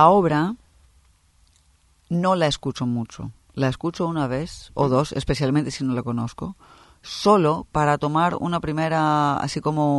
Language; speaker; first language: Spanish; non-native, fluent; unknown